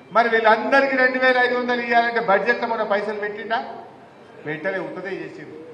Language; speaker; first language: Telugu; native; Telugu